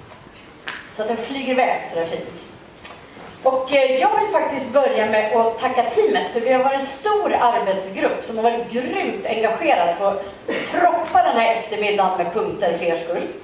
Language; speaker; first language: Swedish; native; Swedish